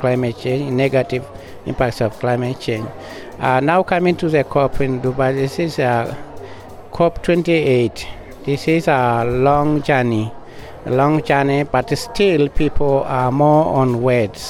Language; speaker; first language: English; non-native, local second language; Masai